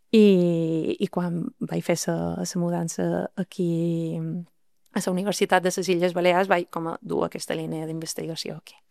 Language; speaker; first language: Catalan; native; Catalan